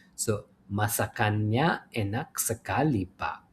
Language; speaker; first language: Indonesian; non-native, learner; English